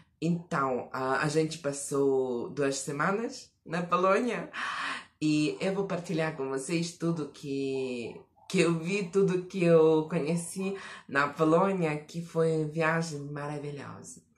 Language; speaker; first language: Portuguese; non-native, fluent; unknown